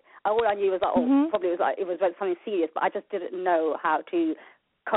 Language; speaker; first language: English; native; English